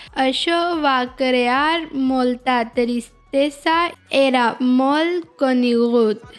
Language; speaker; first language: Catalan; non-native, learner; Punjabi